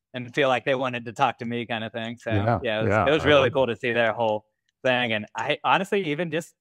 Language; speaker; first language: English; native; English